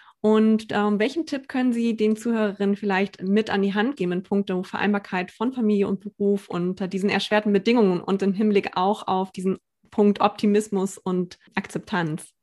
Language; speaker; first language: German; native; German